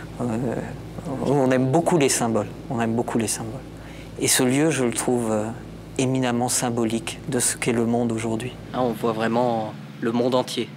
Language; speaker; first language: French; native; French